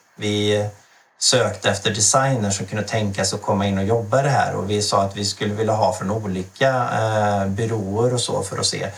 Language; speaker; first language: Swedish; native; Swedish